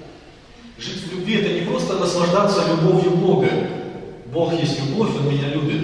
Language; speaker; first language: Russian; native; Russian